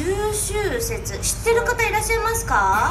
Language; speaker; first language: Japanese; native; Japanese